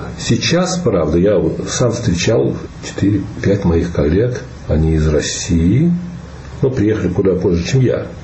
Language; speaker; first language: Russian; native; Russian